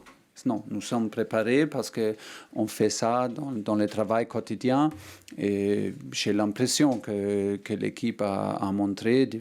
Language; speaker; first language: French; non-native, learner; German